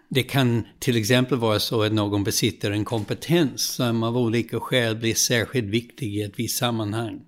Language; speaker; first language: Swedish; non-native, fluent; English